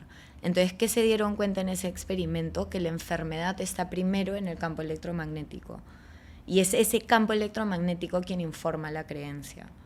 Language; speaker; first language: Spanish; native; Spanish